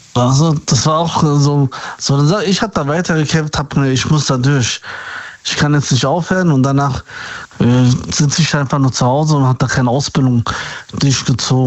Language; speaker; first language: German; native; German